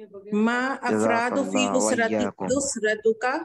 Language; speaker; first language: Arabic; non-native, learner; Urdu